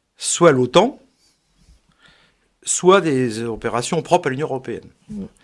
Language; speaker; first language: French; native; French